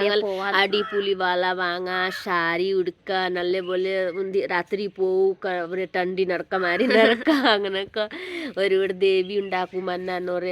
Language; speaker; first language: Malayalam; non-native, learner; Hindi